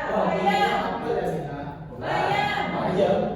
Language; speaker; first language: Indonesian; native; Indonesian